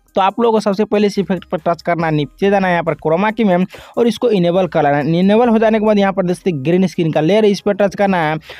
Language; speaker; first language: Hindi; native; Hindi